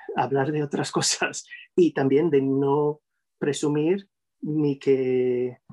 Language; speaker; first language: Spanish; non-native, fluent; English